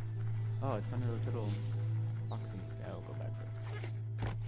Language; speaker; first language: English; native; English